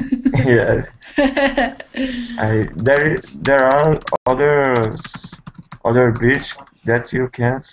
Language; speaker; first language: English; non-native, learner; Portuguese